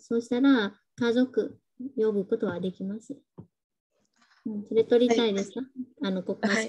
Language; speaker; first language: Japanese; non-native, fluent; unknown